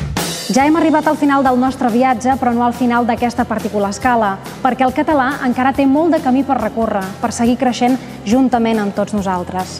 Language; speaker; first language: Catalan; native; Catalan